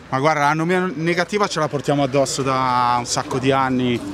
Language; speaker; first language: Italian; native; Italian